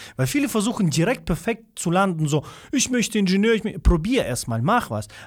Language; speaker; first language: German; non-native, fluent; Russian